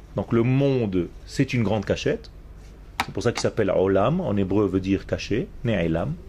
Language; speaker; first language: French; non-native, fluent; Hebrew